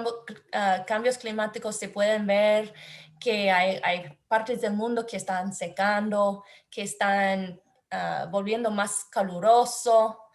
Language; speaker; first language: Spanish; non-native, learner; English